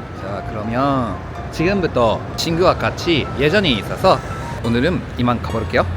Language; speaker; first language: Korean; non-native, learner; Japanese